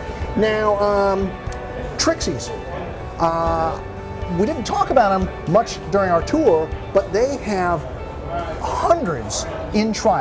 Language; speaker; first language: English; native; English